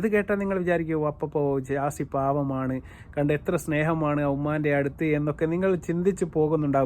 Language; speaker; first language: Malayalam; native; Malayalam